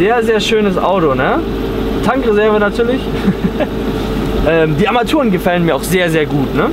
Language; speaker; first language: German; native; German